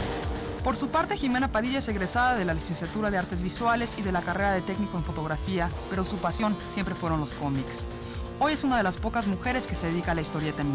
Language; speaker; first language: Spanish; native; Spanish